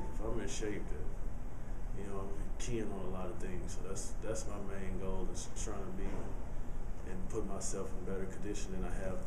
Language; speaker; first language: English; native; English